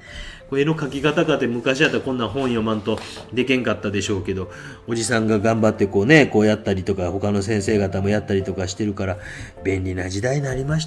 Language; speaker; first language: Japanese; native; Japanese